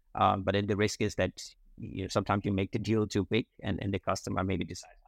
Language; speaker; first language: English; non-native, fluent; Danish